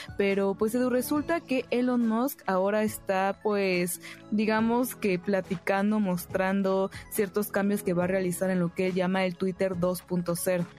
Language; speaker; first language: Spanish; native; Spanish